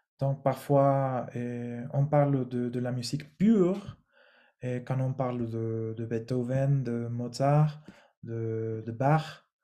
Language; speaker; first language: French; non-native, fluent; Spanish